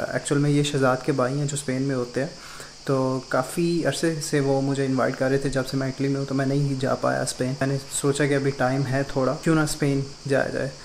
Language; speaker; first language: Urdu; non-native, local second language; Punjabi